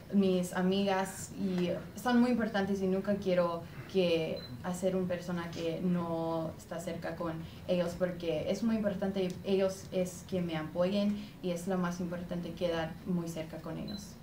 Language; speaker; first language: Spanish; early bilingual, other home language; English